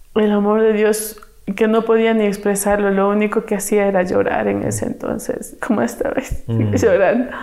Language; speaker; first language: Spanish; native; Spanish